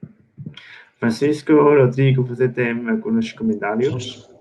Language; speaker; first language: Portuguese; non-native, fluent; Spanish